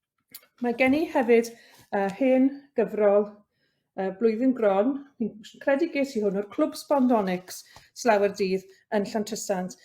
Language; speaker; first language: Welsh; native; Welsh